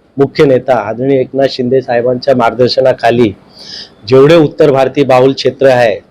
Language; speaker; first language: Marathi; non-native, local second language; Hindi